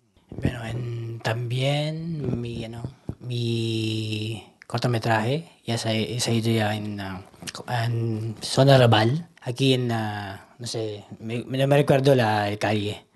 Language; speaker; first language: Spanish; non-native, learner; Filipino